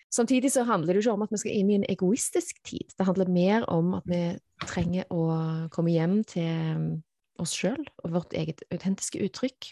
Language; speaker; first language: Norwegian; native; Norwegian